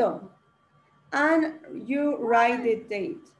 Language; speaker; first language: English; non-native, learner; Spanish